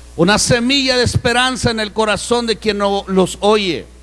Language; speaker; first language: Spanish; native; Spanish